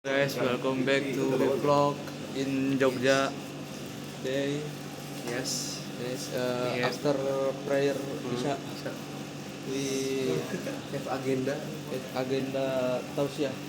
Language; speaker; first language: English; non-native, learner; Indonesian